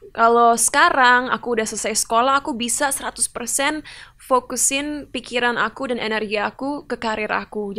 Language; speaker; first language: Indonesian; early bilingual, heritage; Indonesian